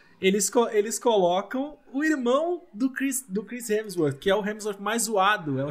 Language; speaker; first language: Portuguese; native; Portuguese